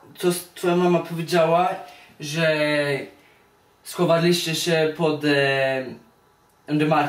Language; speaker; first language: Polish; early bilingual, heritage; Polish